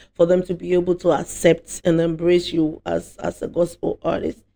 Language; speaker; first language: English; non-native, local second language; Akan